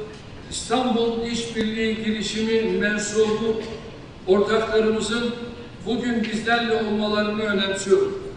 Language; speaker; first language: Turkish; native; Turkish